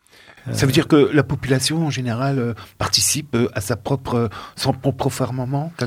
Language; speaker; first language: French; native; French